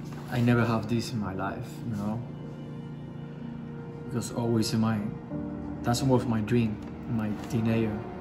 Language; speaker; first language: English; non-native, learner; Spanish